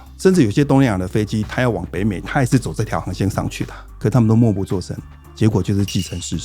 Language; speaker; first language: Chinese; native; Chinese